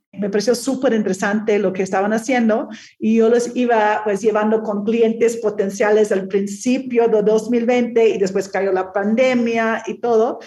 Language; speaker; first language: Spanish; non-native, fluent; English